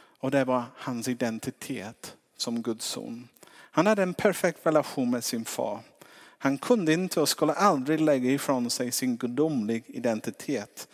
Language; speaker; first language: Swedish; non-native, fluent; English